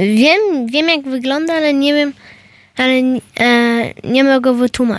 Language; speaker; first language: Polish; early bilingual, heritage; Polish